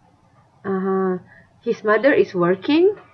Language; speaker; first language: English; non-native, fluent; Indonesian